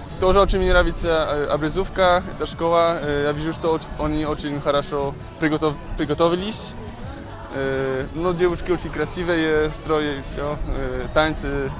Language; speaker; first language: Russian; non-native, learner; Polish